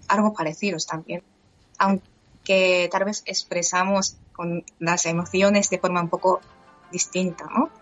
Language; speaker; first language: Spanish; non-native, fluent; Japanese